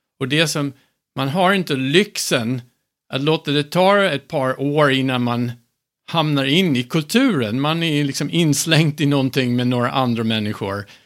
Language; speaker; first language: Swedish; non-native, fluent; English